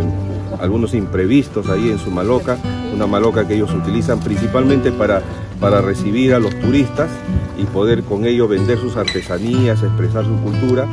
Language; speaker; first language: Spanish; native; Spanish